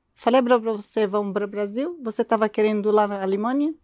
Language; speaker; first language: Portuguese; non-native, learner; Arabic